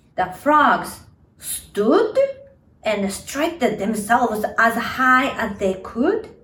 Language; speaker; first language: English; non-native, fluent; Japanese